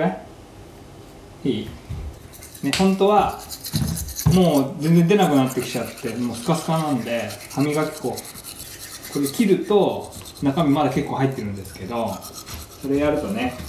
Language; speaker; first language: Japanese; native; Japanese